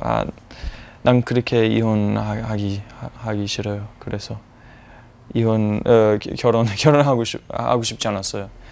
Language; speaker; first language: Korean; non-native, learner; English